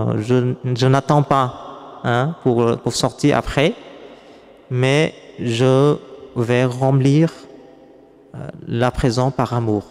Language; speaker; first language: French; non-native, fluent; Vietnamese